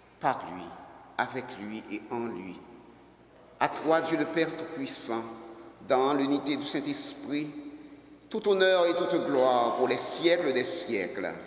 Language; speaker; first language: French; native; French